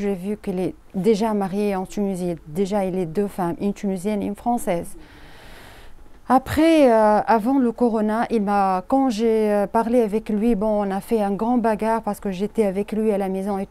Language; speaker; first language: French; non-native, learner; Arabic